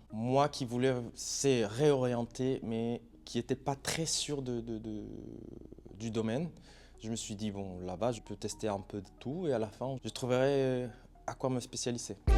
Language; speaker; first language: French; non-native, fluent; Spanish